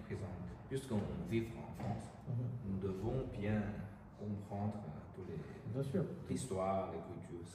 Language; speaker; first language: French; non-native, learner; Chinese